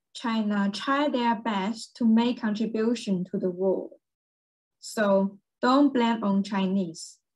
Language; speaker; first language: English; early bilingual, other home language; Chinese